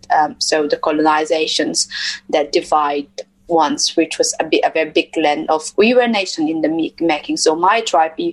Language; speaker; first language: English; non-native, local second language; Mizo